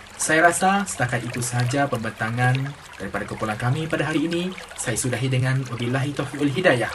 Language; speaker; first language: Malay; native; Malay